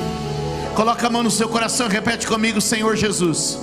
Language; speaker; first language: Portuguese; native; Portuguese